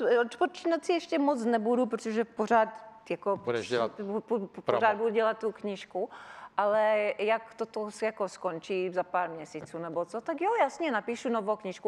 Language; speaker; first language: Czech; early bilingual, heritage; Czech